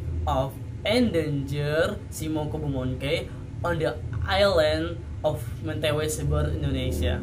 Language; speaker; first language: English; non-native, learner; Indonesian